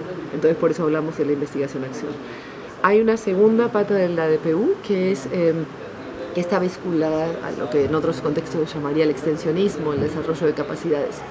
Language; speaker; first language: Spanish; native; Spanish